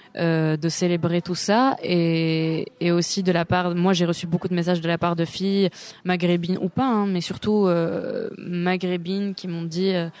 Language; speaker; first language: French; non-native, local second language; Arabic